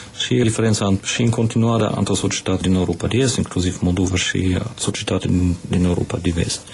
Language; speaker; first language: Romanian; non-native, fluent; German